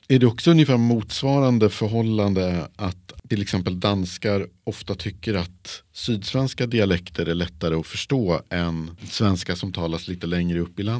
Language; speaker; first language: Swedish; native; Swedish